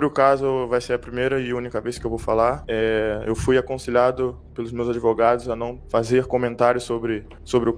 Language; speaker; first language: Portuguese; native; Portuguese